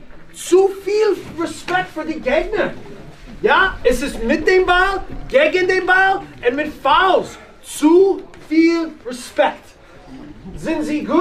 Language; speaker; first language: German; non-native, fluent; English